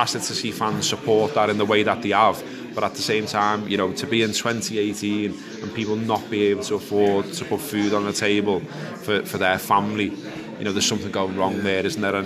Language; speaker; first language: English; native; English